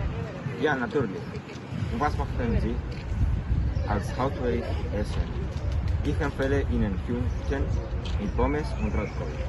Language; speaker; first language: German; non-native, learner; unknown